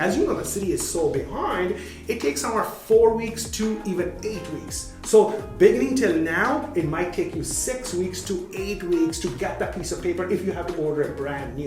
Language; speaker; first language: English; non-native, fluent; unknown